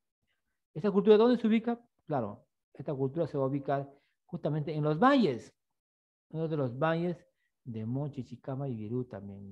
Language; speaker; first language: Spanish; native; Spanish